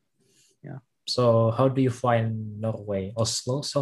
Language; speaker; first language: English; non-native, fluent; Indonesian